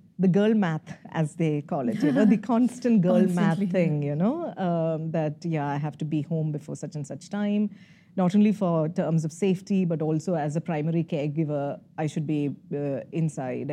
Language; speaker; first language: English; non-native, local second language; Malayalam